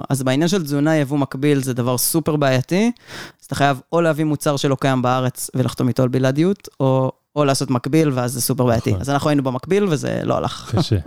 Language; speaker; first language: Hebrew; native; Hebrew